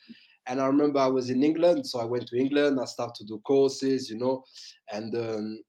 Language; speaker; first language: English; non-native, fluent; French